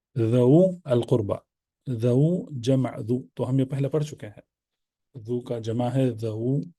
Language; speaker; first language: Urdu; native; Urdu